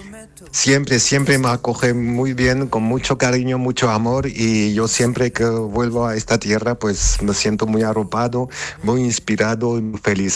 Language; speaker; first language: Spanish; non-native, fluent; Armenian